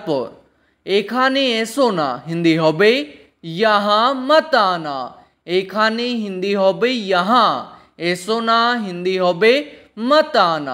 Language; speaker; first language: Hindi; non-native, local second language; Bangla